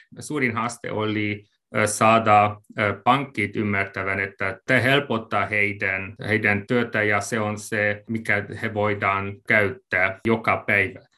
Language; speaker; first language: Finnish; non-native, fluent; Hungarian